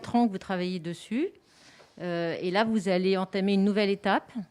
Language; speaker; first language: French; native; French